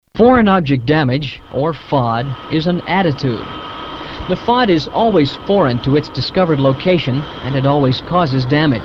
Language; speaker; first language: English; native; English